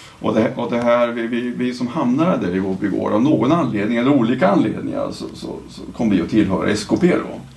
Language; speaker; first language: Swedish; native; Swedish